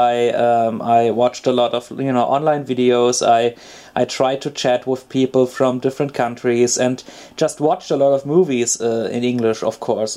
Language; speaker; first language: English; non-native, fluent; German